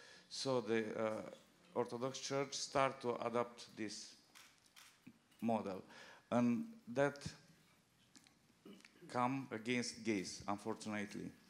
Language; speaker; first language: English; non-native, learner; Romanian